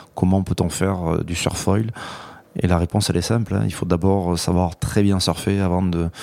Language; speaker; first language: French; native; French